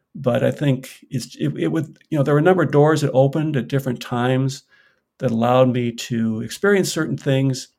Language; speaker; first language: English; native; English